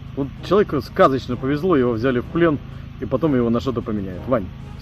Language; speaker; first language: Russian; native; Russian